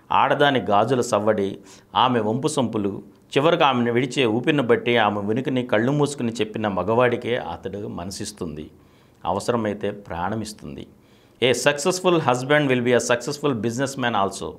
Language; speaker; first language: Telugu; native; Telugu